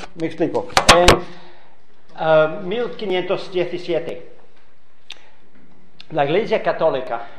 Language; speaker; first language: Spanish; non-native, fluent; English